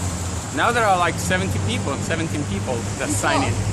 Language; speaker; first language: English; non-native, fluent; Italian